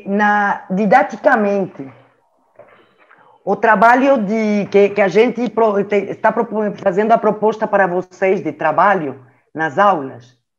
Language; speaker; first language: Portuguese; non-native, learner; French